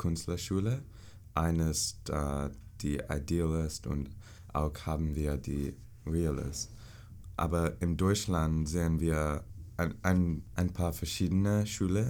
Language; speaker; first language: German; non-native, learner; English